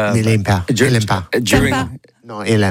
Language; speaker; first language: French; non-native, learner; English